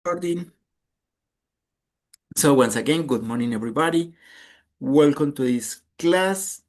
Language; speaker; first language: English; non-native, fluent; Spanish